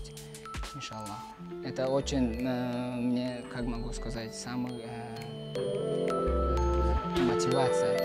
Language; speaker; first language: Russian; non-native, local second language; Uzbek